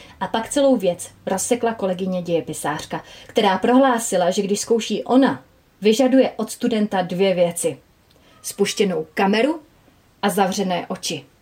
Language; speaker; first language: Czech; native; Czech